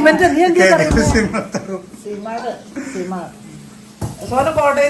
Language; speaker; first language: Malayalam; native; Malayalam